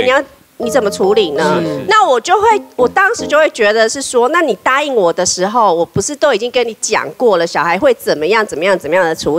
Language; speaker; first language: Chinese; native; Chinese